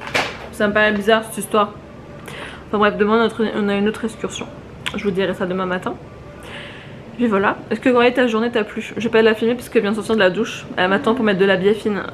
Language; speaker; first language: French; native; French